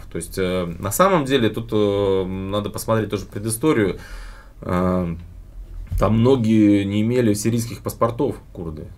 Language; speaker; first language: Russian; native; Russian